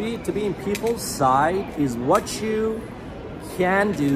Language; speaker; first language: English; non-native, fluent; Persian